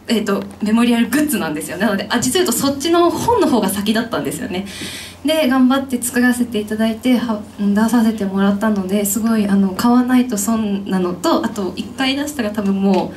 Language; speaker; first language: Japanese; native; Japanese